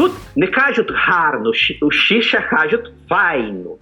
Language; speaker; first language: Ukrainian; early bilingual, heritage; Portuguese